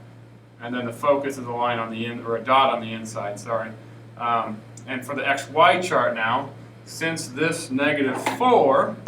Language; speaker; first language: English; native; English